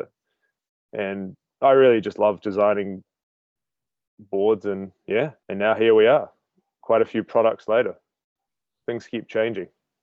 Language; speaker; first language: English; native; English